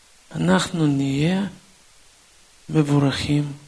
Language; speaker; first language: Hebrew; non-native, fluent; Russian